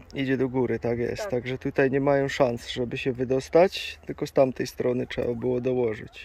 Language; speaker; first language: Polish; native; Polish